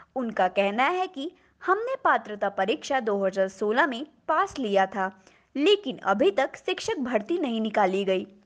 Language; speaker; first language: Hindi; native; Hindi